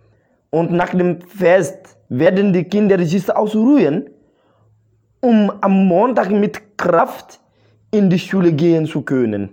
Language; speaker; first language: German; non-native, learner; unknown